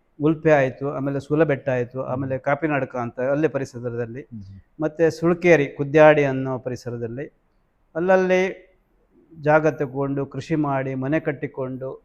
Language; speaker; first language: Kannada; non-native, local second language; Marathi